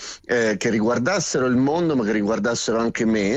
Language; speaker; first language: Italian; native; Italian